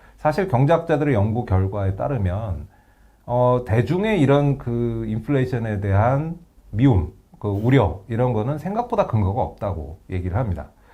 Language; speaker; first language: Korean; native; Korean